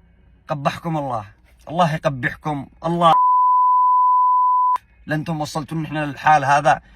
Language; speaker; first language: Arabic; native; Arabic